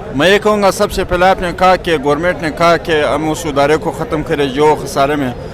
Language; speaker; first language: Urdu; non-native, local second language; Pashto